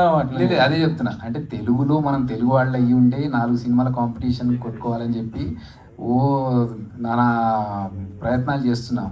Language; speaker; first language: Telugu; native; Telugu